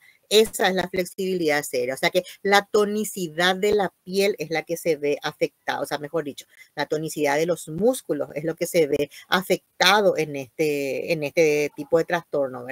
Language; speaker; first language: Spanish; native; Spanish